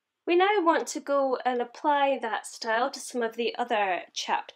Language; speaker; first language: English; native; English